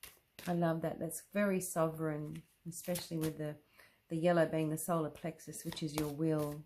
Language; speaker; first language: English; native; English